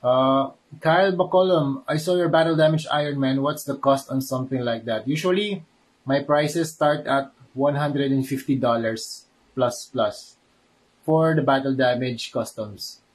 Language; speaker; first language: English; non-native, local second language; Filipino